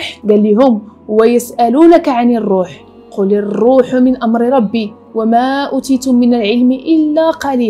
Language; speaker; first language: Arabic; native; Arabic